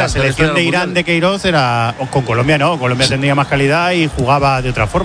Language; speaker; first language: Spanish; native; Spanish